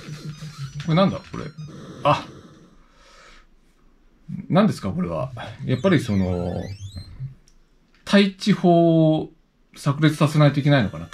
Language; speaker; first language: Japanese; native; Japanese